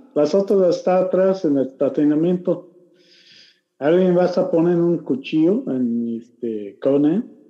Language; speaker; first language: Spanish; non-native, learner; English